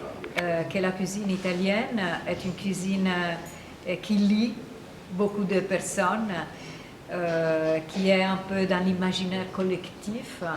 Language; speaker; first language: French; non-native, fluent; Italian